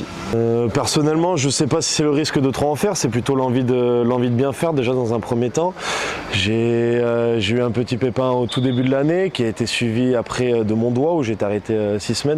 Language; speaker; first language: French; native; French